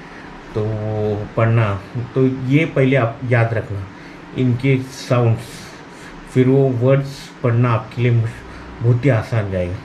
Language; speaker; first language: Hindi; non-native, local second language; Marathi